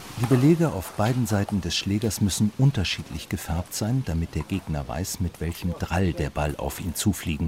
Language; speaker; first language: German; native; German